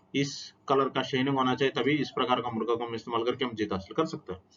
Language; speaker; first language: Hindi; non-native, local second language; Telugu